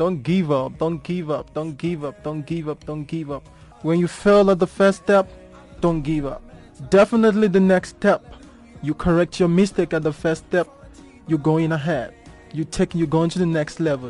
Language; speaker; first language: English; non-native, local second language; Yoruba